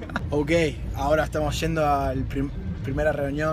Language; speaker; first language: Spanish; native; Spanish